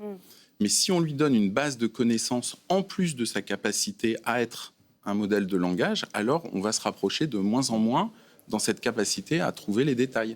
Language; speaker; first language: French; native; French